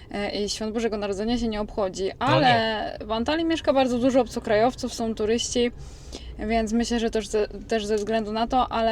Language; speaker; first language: Polish; native; Polish